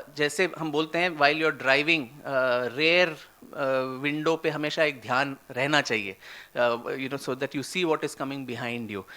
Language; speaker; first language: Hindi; non-native, local second language; Marathi